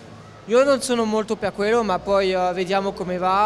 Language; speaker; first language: Italian; non-native, fluent; French